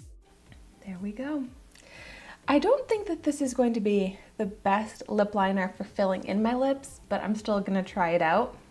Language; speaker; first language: English; native; English